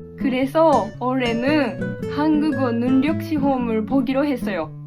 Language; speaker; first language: Korean; non-native, learner; Japanese